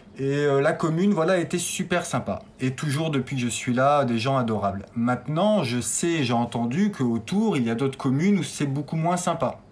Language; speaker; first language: French; native; French